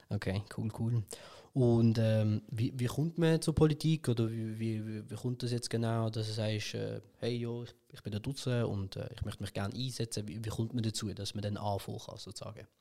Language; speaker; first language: German; early bilingual, other home language; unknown